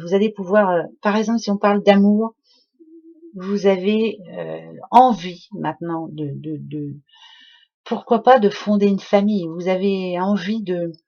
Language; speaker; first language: French; native; French